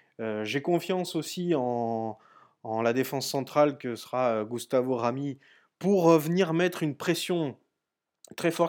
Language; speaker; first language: French; native; French